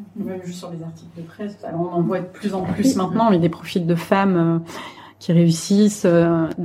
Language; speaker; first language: French; native; French